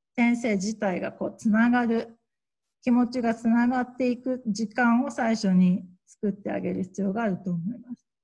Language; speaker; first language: Japanese; native; Japanese